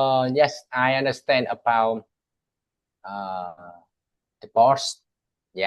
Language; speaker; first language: English; non-native, learner; Vietnamese